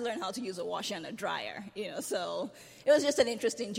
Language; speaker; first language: English; non-native, local second language; Yoruba